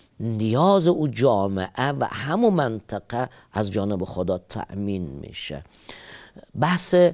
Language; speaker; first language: Persian; native; Persian